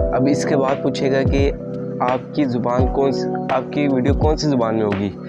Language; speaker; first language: Urdu; native; Urdu